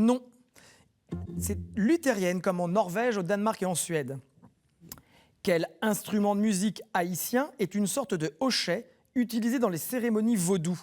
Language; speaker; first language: French; native; French